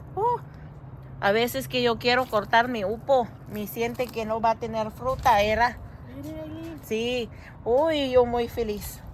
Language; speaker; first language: Spanish; non-native, learner; Filipino